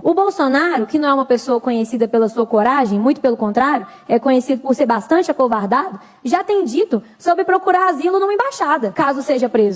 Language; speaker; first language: Portuguese; native; Portuguese